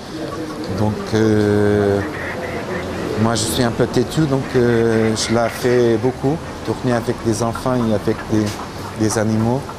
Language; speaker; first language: French; non-native, fluent; Portuguese